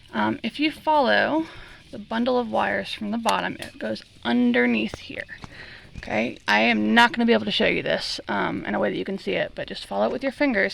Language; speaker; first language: English; native; English